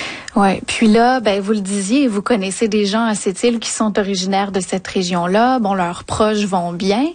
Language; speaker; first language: French; native; French